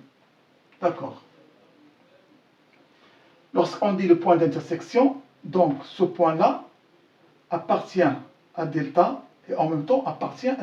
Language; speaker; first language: French; non-native, local second language; Arabic